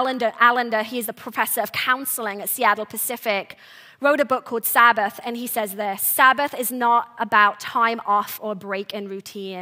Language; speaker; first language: English; native; English